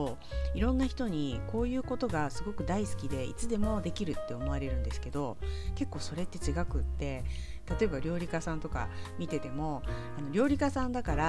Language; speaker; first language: Japanese; native; Japanese